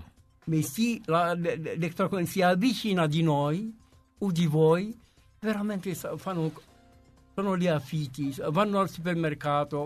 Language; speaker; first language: Italian; non-native, fluent; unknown